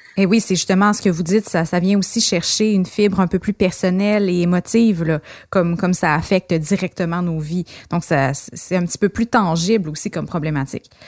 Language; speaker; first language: French; native; French